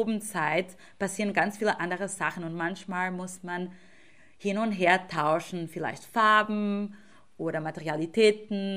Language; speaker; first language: German; non-native, fluent; Portuguese